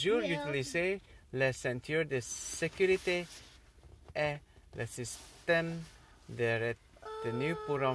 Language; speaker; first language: French; non-native, learner; English